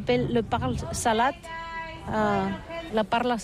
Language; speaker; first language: French; non-native, learner; Catalan